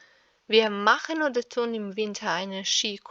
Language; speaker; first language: German; non-native, fluent; Serbian